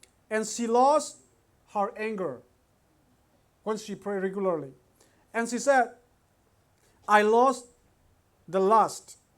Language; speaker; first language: English; non-native, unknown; Burmese